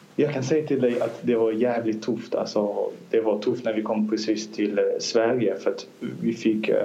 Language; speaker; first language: Swedish; early bilingual, other home language; Azerbaijani